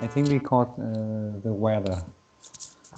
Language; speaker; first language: English; non-native, learner; Vietnamese